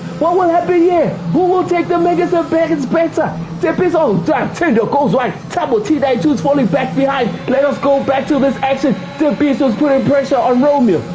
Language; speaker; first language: English; non-native, local second language; Zulu